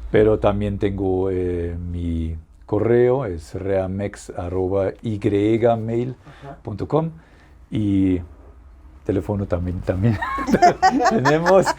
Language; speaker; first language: Spanish; non-native, fluent; German